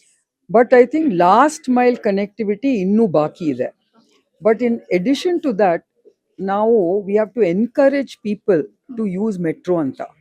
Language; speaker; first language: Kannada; non-native, local second language; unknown